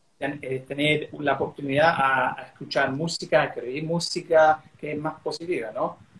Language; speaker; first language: Spanish; early bilingual, heritage; Spanish